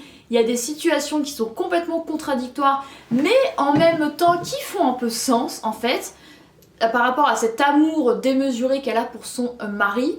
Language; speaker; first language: French; native; French